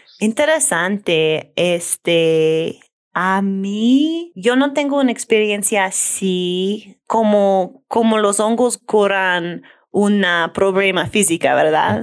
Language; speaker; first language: Spanish; non-native, learner; English